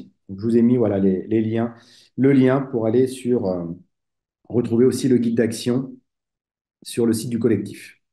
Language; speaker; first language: French; native; French